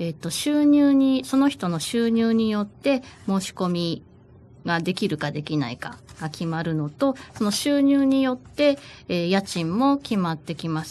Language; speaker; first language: Japanese; native; Japanese